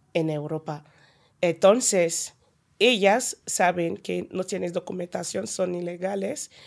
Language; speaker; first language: Spanish; non-native, learner; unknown